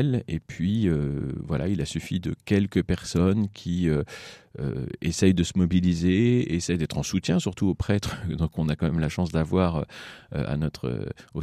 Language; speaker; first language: French; native; French